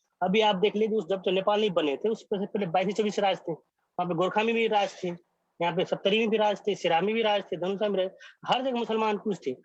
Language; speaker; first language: Hindi; non-native, local second language; Maithili